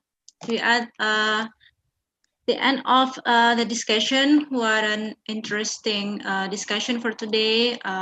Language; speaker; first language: English; non-native, fluent; Indonesian